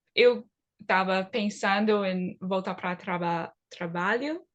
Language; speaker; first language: Portuguese; early bilingual, other home language; English